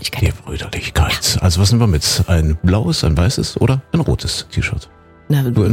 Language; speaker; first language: German; native; German